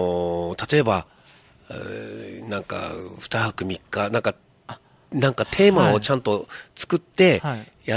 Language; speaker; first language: Japanese; native; Japanese